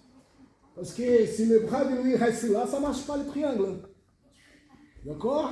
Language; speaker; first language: French; non-native, fluent; Portuguese